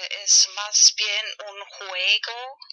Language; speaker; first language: Spanish; non-native, fluent; German